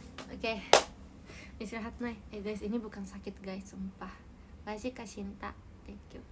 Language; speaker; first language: Indonesian; native; Indonesian